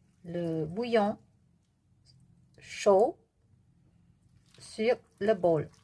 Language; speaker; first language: French; non-native, learner; Vietnamese